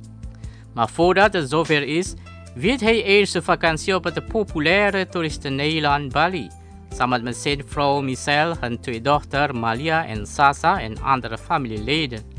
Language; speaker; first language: Dutch; non-native, learner; Indonesian